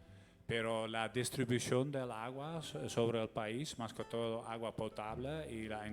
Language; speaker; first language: Spanish; non-native, fluent; Dutch